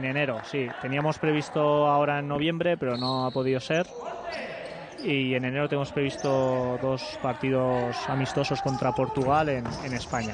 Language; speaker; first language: Spanish; native; Spanish